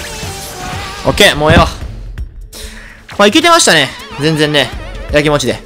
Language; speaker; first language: Japanese; native; Japanese